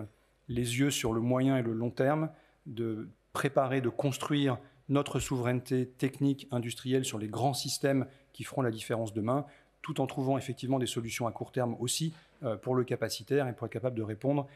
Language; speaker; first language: French; native; French